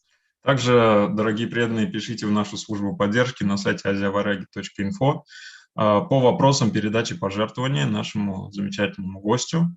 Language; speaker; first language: Russian; native; Russian